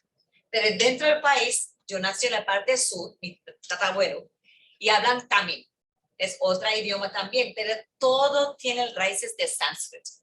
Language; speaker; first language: Spanish; early bilingual, heritage; English